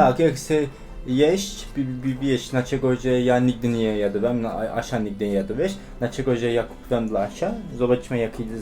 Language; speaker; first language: Polish; non-native, learner; Turkish